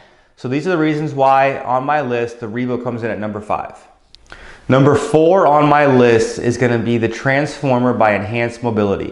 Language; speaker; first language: English; native; English